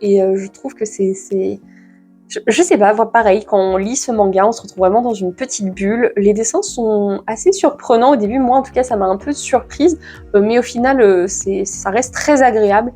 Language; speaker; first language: French; native; French